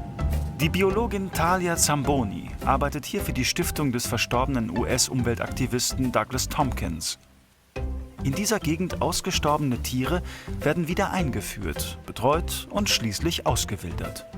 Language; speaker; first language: German; native; German